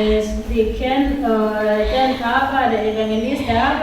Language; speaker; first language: Danish; non-native, learner; Kinyarwanda